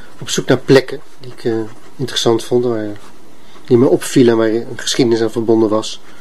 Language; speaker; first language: Dutch; native; Dutch